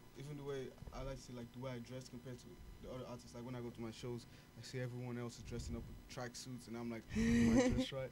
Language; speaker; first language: English; non-native, local second language; Yoruba